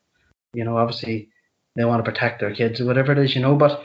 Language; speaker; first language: English; native; English